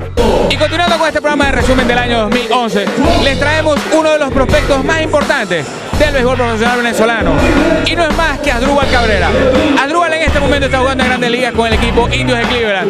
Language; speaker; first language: Spanish; native; Spanish